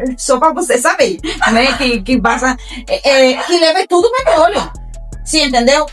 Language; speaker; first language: Portuguese; non-native, fluent; Spanish